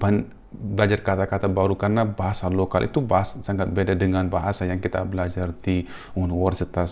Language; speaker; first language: Indonesian; non-native, fluent; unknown